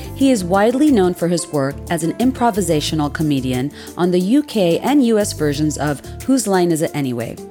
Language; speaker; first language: English; non-native, local second language; Bangla